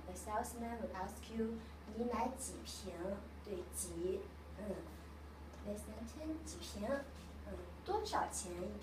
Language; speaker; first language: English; non-native, learner; Chinese